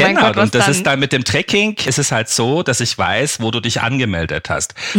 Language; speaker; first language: German; non-native, fluent; Turkish